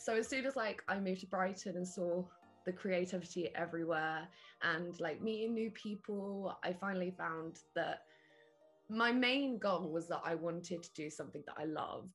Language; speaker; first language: English; native; English